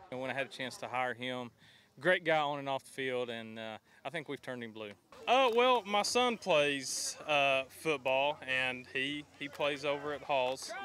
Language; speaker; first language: English; native; English